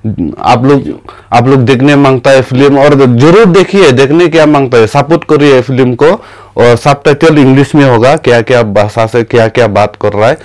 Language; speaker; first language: Hindi; non-native, local second language; Khasi